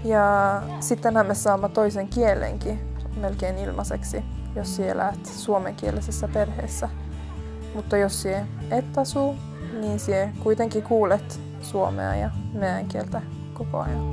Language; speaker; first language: Finnish; non-native, local second language; Swedish